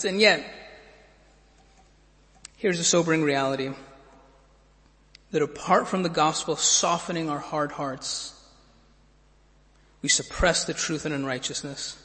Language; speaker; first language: English; native; English